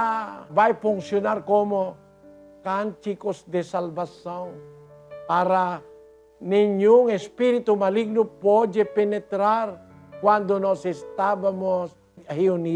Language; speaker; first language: Portuguese; non-native, learner; Filipino